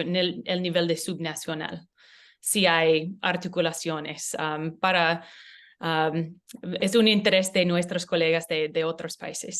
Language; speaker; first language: Spanish; non-native, learner; English